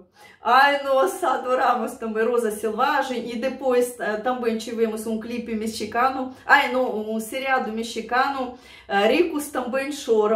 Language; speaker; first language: Portuguese; non-native, learner; Russian